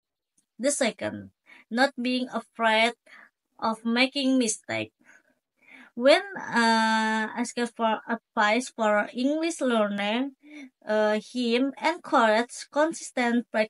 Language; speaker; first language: English; non-native, learner; Indonesian